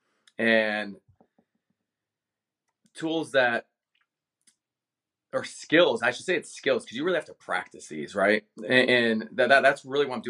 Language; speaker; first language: English; native; English